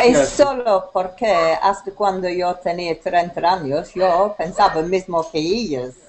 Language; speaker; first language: Spanish; non-native, learner; English